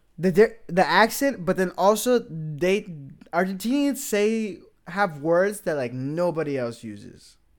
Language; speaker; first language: English; native; English